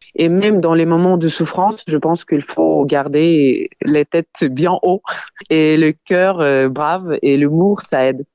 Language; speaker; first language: French; non-native, fluent; Ukrainian